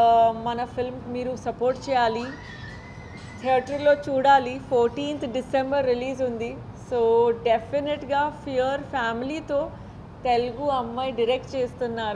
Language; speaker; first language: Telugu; non-native, learner; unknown